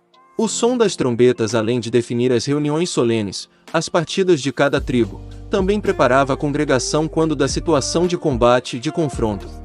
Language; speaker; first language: Portuguese; native; Portuguese